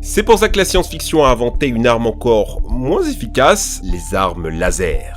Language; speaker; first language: French; native; French